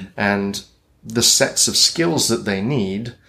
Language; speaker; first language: English; native; English